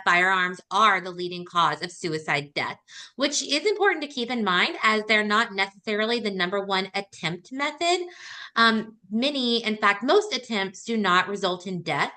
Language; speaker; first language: English; native; English